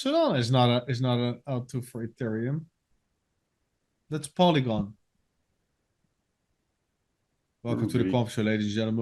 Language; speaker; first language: English; non-native, fluent; Dutch